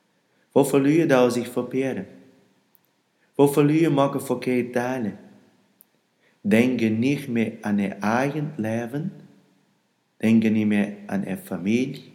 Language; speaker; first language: German; non-native, learner; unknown